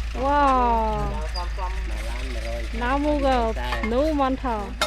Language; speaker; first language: Korean; non-native, fluent; Khmer